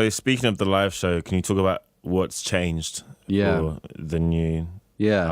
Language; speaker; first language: English; native; English